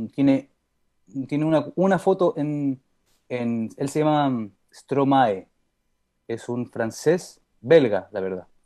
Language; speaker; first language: Spanish; early bilingual, heritage; Spanish